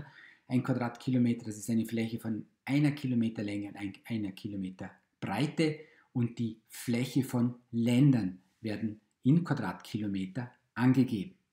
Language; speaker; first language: German; native; German